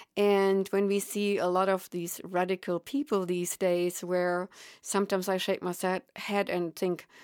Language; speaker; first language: English; non-native, fluent; German